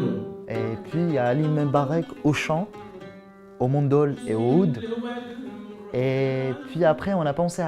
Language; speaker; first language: French; non-native, local second language; Arabic